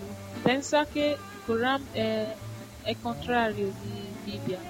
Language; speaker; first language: Italian; non-native, learner; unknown